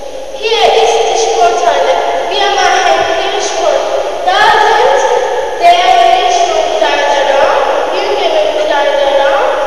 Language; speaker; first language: German; non-native, learner; Turkish